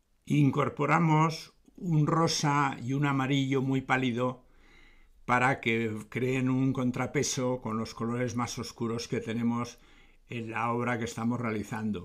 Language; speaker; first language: Spanish; native; Spanish